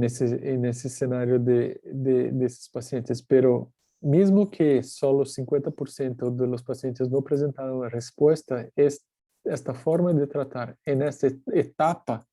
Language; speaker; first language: Spanish; non-native, fluent; Portuguese